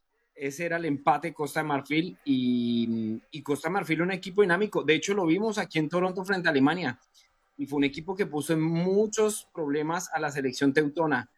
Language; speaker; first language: Spanish; native; Spanish